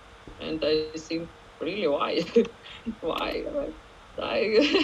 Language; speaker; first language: English; non-native, learner; Ukrainian